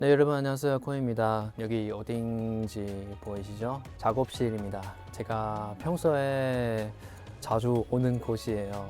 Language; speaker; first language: Korean; non-native, fluent; Chinese